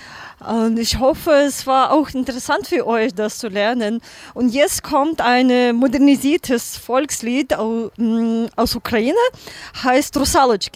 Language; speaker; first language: German; non-native, learner; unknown